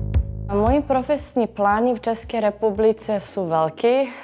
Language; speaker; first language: Czech; non-native, fluent; Serbian